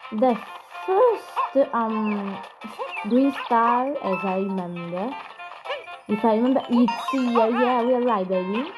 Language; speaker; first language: English; non-native, learner; Italian